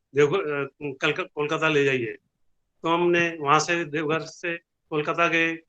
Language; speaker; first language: Hindi; non-native, local second language; Bangla